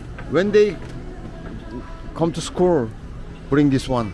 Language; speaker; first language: English; non-native, learner; Korean